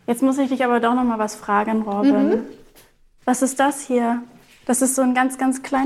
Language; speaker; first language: German; native; German